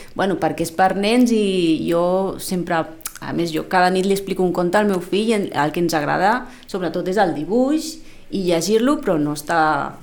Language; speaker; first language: Catalan; native; Catalan